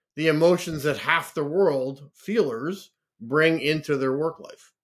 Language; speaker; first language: English; native; English